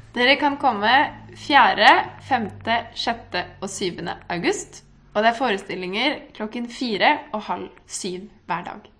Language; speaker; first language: Norwegian; native; Norwegian